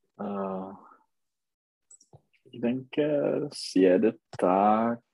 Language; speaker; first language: German; non-native, learner; Czech